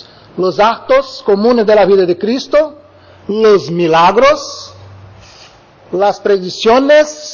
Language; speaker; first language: Spanish; non-native, learner; Portuguese